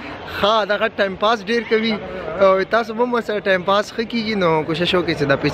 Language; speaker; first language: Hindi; non-native, local second language; Pashto